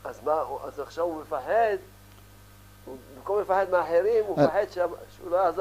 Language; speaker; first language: Hebrew; early bilingual, other home language; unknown